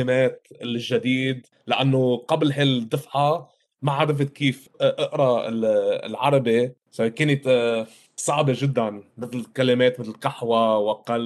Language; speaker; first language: Arabic; early bilingual, heritage; Arabic